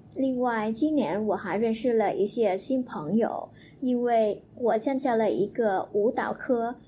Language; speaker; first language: Chinese; non-native, learner; Vietnamese